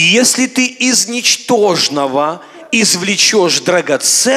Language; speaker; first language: Polish; non-native, learner; Russian